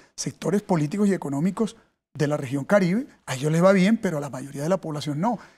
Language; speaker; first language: Spanish; native; Spanish